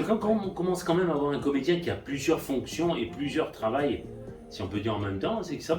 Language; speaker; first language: French; native; French